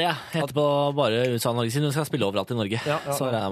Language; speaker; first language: Norwegian; native; Norwegian